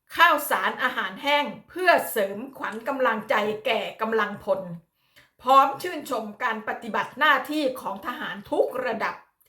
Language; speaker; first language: Thai; native; Thai